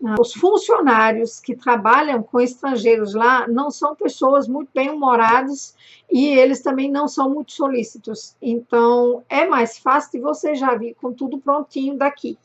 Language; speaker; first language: Portuguese; non-native, fluent; German